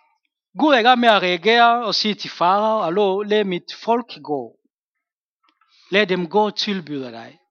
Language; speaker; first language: Danish; non-native, fluent; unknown